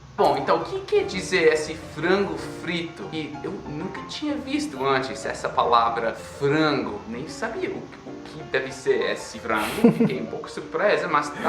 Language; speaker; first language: Portuguese; non-native, fluent; English